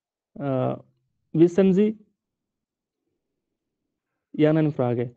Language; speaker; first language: German; non-native, learner; Bangla